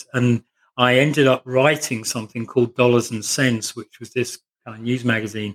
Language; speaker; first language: English; native; English